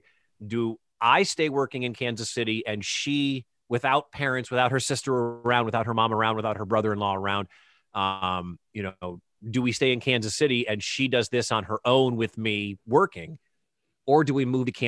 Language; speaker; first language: English; native; English